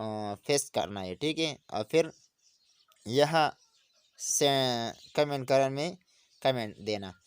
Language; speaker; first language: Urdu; non-native, local second language; Pashto